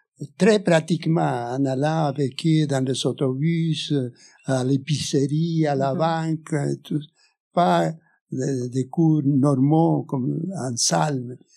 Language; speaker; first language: French; non-native, fluent; Spanish